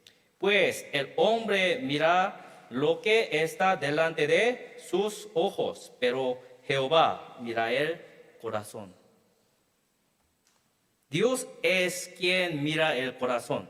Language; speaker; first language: Spanish; non-native, learner; Korean